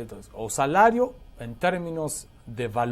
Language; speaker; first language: Portuguese; non-native, learner; Spanish